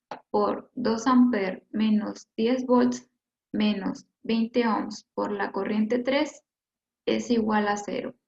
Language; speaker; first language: Spanish; native; Spanish